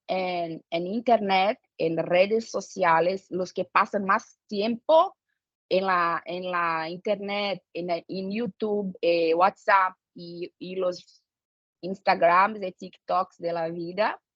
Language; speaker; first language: Spanish; non-native, fluent; Portuguese